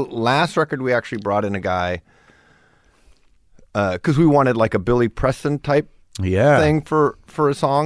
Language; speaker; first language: English; early bilingual, other home language; German